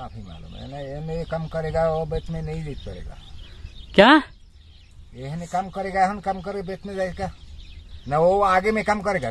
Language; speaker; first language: Hindi; non-native, learner; Bangla